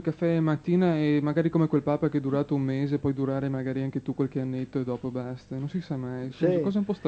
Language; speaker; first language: Italian; native; Italian